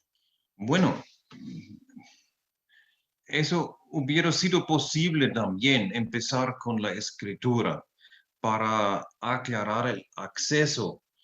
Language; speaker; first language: Spanish; non-native, fluent; German